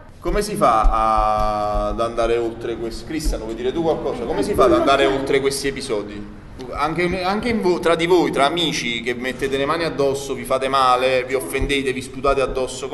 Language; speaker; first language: Italian; native; Italian